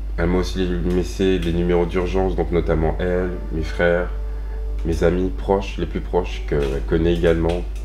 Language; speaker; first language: French; native; French